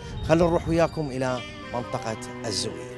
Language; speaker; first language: Arabic; native; Arabic